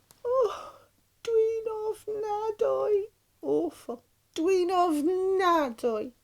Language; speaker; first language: Welsh; non-native, local second language; English